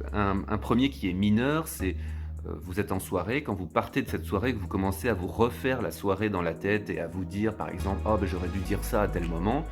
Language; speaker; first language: French; native; French